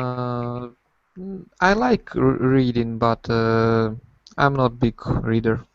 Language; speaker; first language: English; non-native, learner; Russian